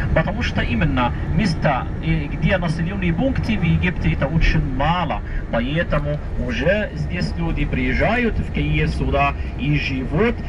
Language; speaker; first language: Russian; non-native, fluent; Arabic